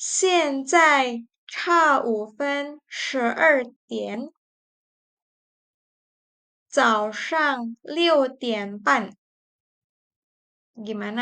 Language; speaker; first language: Chinese; non-native, fluent; Indonesian